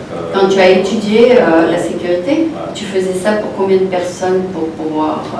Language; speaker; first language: French; non-native, local second language; Arabic